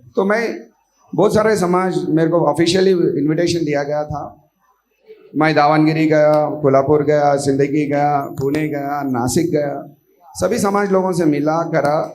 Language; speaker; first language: Hindi; non-native, local second language; Marathi